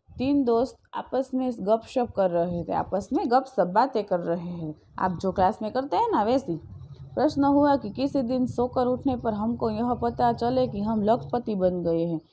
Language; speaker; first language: Hindi; non-native, local second language; Gujarati